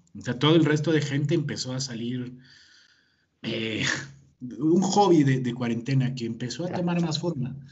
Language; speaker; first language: Spanish; native; Spanish